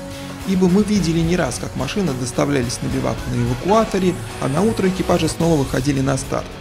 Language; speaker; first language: Russian; native; Russian